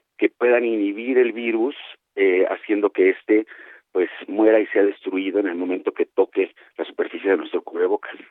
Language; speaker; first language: Spanish; native; Spanish